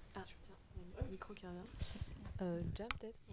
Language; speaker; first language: French; non-native, local second language; Arabic